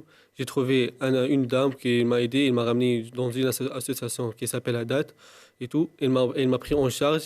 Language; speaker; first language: French; non-native, local second language; Arabic